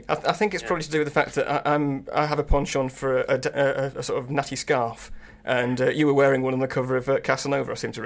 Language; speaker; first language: English; native; English